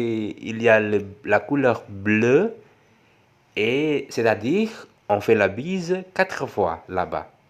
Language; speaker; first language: French; non-native, fluent; Javanese